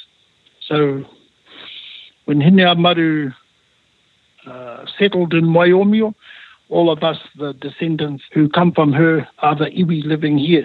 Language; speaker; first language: English; native; English